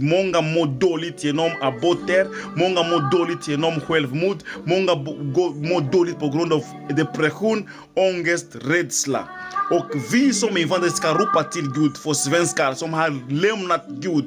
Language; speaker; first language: Swedish; non-native, fluent; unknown